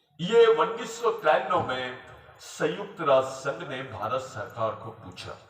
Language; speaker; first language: Hindi; non-native, local second language; Marathi